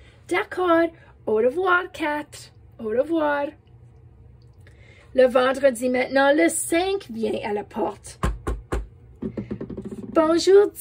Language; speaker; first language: French; non-native, fluent; English